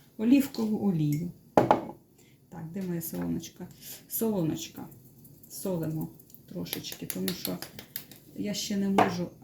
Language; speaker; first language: Ukrainian; non-native, local second language; Russian